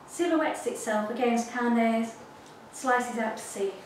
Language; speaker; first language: English; native; English